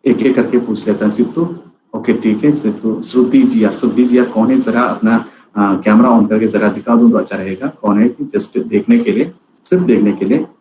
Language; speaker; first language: Hindi; non-native, local second language; Malayalam